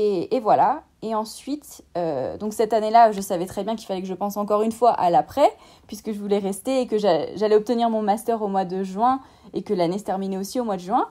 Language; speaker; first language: French; native; French